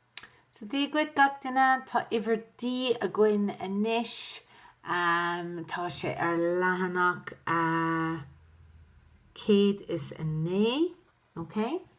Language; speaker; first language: Irish; non-native, local second language; English